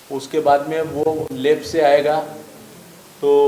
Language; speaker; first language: Hindi; non-native, local second language; Marathi